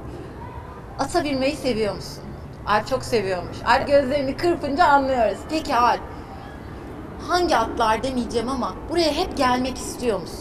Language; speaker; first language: Turkish; native; Turkish